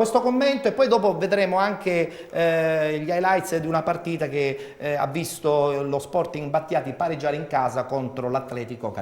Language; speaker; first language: Italian; native; Italian